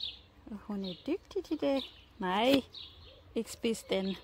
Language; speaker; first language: Danish; non-native, learner; English